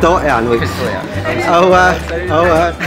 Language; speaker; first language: French; non-native, fluent; Russian